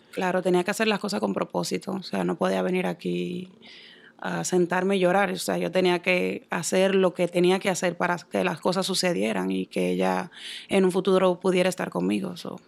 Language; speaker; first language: Spanish; native; Spanish